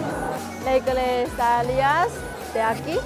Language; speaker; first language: Spanish; non-native, learner; Chinese